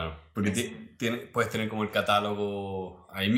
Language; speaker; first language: Spanish; native; Spanish